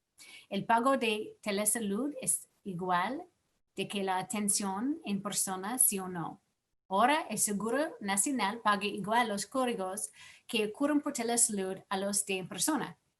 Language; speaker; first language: Spanish; non-native, fluent; English